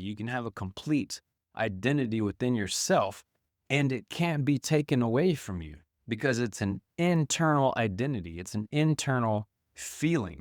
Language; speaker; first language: English; native; English